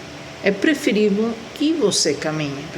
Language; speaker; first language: Portuguese; non-native, fluent; Spanish